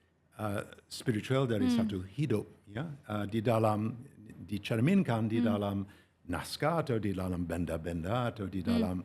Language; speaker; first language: Indonesian; non-native, fluent; English